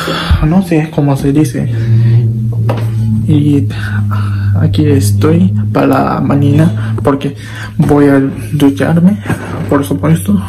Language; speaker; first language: Spanish; non-native, learner; Japanese